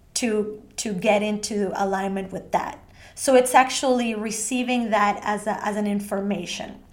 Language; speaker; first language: English; non-native, fluent; Spanish